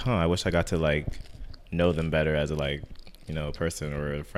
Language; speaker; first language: English; native; English